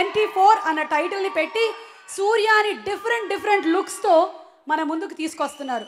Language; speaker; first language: Telugu; native; Telugu